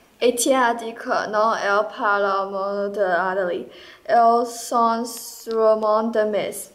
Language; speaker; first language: French; non-native, learner; English